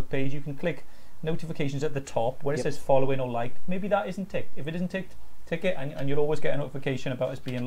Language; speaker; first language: English; native; English